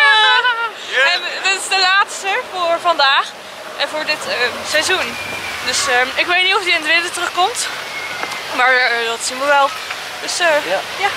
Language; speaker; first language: Dutch; native; Dutch